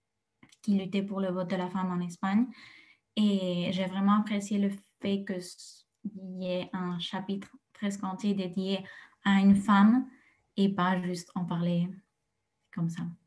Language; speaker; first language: French; non-native, fluent; Spanish